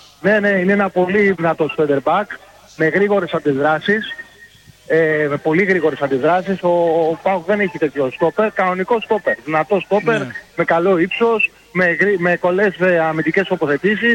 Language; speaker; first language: Greek; native; Greek